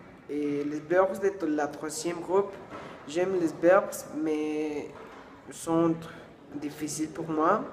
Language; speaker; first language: French; non-native, learner; Spanish